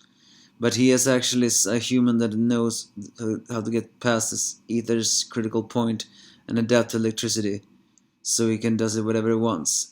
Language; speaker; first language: English; non-native, fluent; Swedish